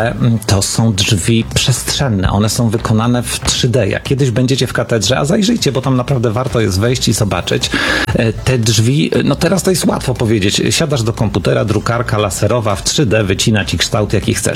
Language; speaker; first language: Polish; native; Polish